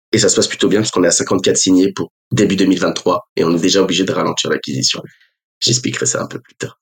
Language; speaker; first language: French; native; French